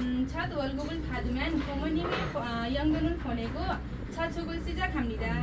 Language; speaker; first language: Korean; non-native, learner; Nepali